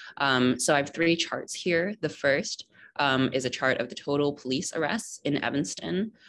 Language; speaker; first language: English; native; English